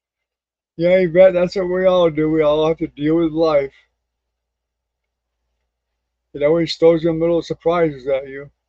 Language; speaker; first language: English; native; English